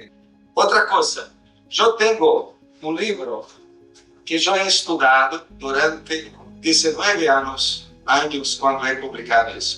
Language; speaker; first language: Spanish; non-native, learner; Portuguese